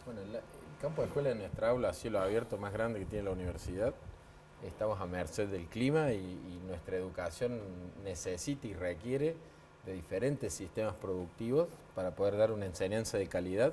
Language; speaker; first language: Spanish; native; Spanish